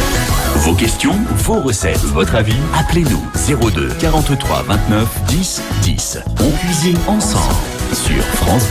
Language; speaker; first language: French; native; French